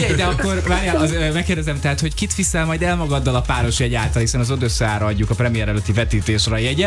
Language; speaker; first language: Hungarian; native; Hungarian